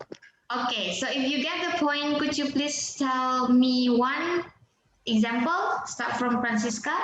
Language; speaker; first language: English; non-native, fluent; Indonesian